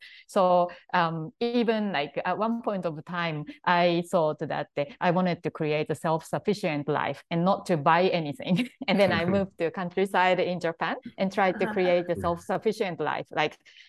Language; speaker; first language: English; non-native, fluent; Japanese